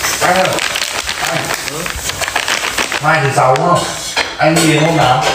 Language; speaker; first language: Vietnamese; non-native, learner; Indonesian